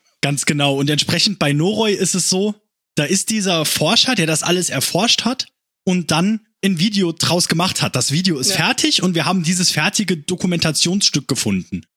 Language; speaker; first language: German; native; German